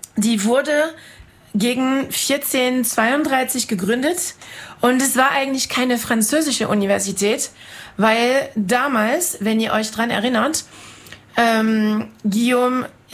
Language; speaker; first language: German; non-native, fluent; French